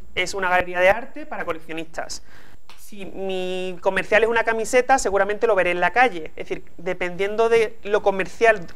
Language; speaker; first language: Spanish; native; Spanish